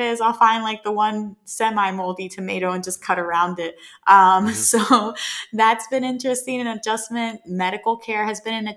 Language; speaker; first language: English; native; English